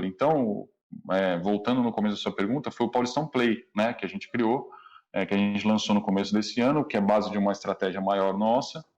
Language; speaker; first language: Portuguese; native; Portuguese